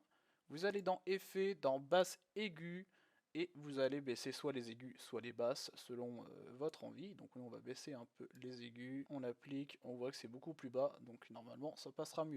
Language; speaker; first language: French; native; French